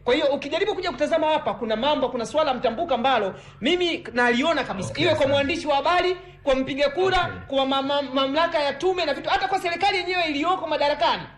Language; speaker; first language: Swahili; native; Swahili